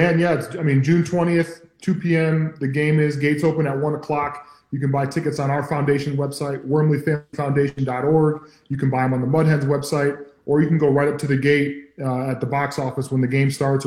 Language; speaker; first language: English; native; English